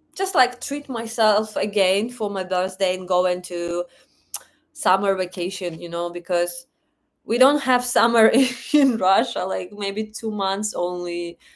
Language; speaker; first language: English; non-native, fluent; Russian